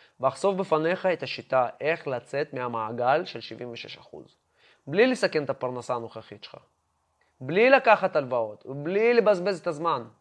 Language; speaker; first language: Hebrew; non-native, fluent; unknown